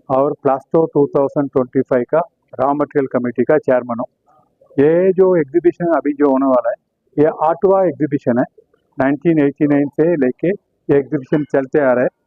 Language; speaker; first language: Hindi; non-native, local second language; Tamil